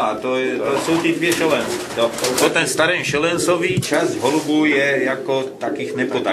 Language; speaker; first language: Polish; non-native, learner; Slovak